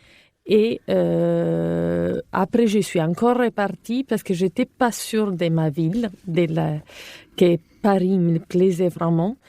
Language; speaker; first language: French; non-native, fluent; Italian